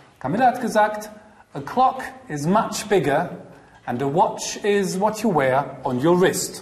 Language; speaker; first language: English; non-native, fluent; German